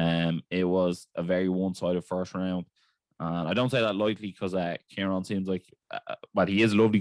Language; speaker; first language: English; native; English